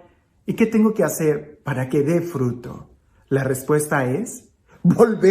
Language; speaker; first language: Spanish; native; Spanish